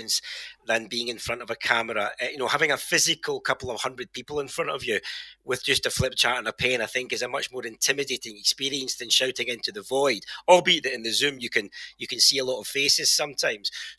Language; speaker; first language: English; native; English